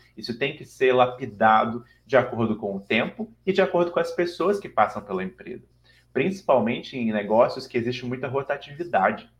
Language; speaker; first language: Portuguese; native; Portuguese